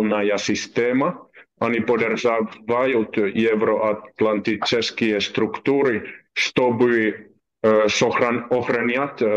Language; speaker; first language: Russian; non-native, learner; Finnish